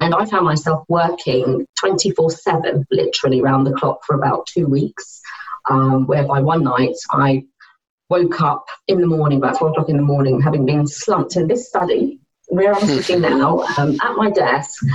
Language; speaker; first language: English; native; English